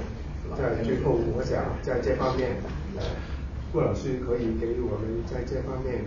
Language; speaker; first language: Chinese; non-native, local second language; Cantonese